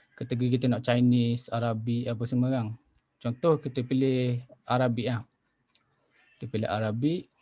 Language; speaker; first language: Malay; native; Malay